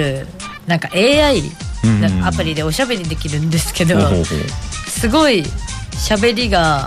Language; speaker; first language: Japanese; native; Japanese